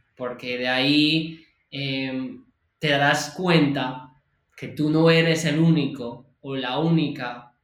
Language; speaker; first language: Spanish; non-native, fluent; English